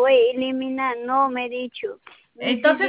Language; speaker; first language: Spanish; non-native, local second language; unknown